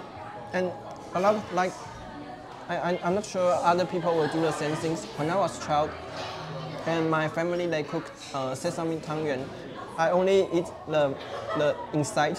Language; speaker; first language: English; non-native, learner; Chinese